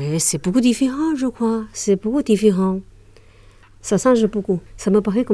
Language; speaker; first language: French; non-native, learner; Chinese